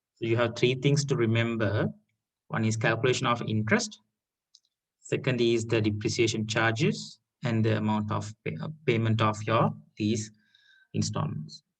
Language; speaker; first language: English; non-native, local second language; Sinhala